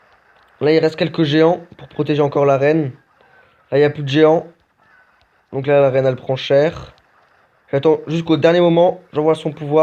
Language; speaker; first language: French; native; French